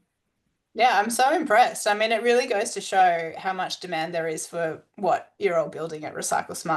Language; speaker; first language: English; native; English